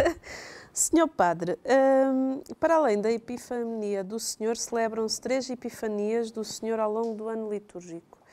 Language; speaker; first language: Portuguese; native; Portuguese